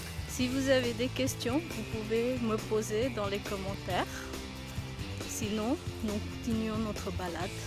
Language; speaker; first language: French; non-native, fluent; Bangla